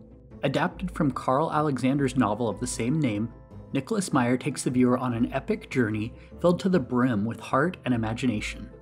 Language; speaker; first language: English; native; English